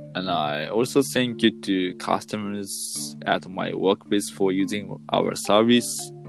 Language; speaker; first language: English; non-native, fluent; Japanese